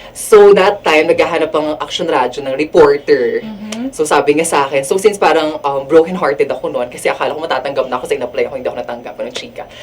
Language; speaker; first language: Filipino; non-native, local second language; Iloko